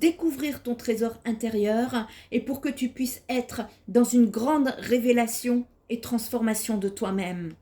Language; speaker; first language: French; native; French